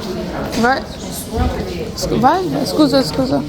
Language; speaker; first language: Italian; non-native, learner; Bangla